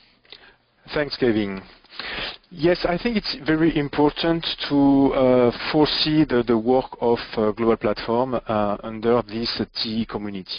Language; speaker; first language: English; non-native, fluent; French